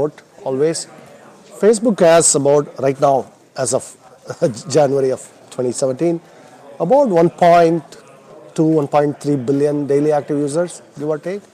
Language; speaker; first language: English; non-native, local second language; Tamil